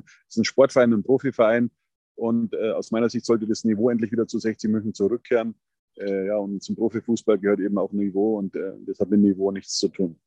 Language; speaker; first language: German; native; German